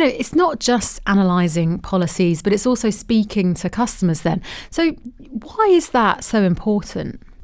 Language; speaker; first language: English; native; English